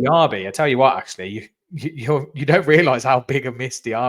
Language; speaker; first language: English; native; English